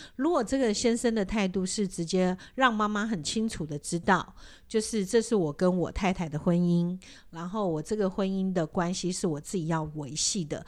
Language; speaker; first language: Chinese; native; Chinese